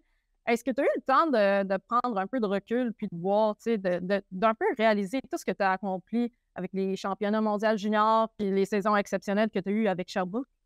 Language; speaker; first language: French; native; French